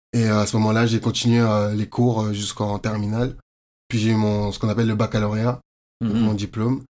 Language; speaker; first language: French; native; French